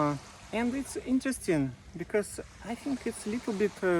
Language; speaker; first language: English; non-native, learner; Russian